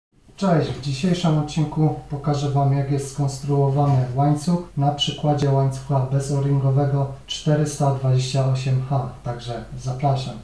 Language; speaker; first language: Polish; native; Polish